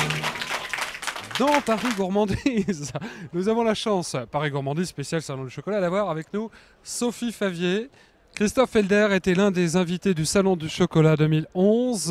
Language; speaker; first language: French; native; French